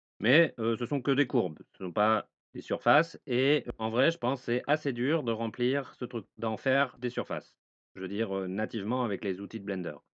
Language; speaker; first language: French; native; French